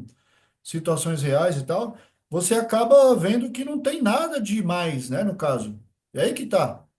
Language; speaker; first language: Portuguese; native; Portuguese